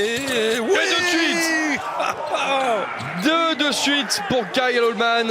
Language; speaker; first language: French; native; French